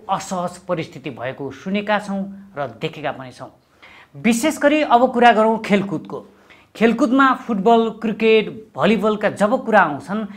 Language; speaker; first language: Nepali; native; Nepali